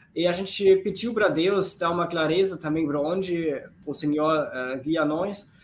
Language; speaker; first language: Portuguese; non-native, fluent; German